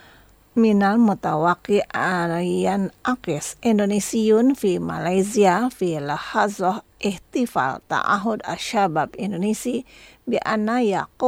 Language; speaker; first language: Arabic; non-native, fluent; Indonesian